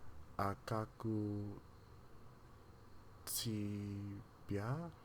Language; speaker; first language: Russian; non-native, learner; English